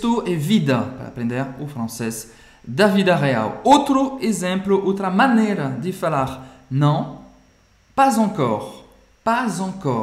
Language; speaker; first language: Portuguese; non-native, fluent; French